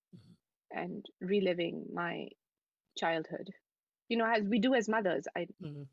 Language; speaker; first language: English; non-native, local second language; Hindi